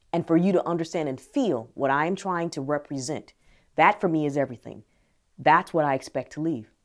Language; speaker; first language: English; native; English